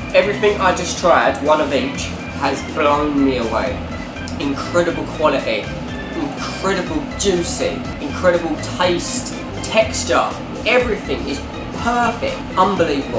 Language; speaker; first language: English; native; English